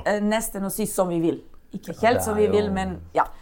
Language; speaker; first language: Norwegian; non-native, fluent; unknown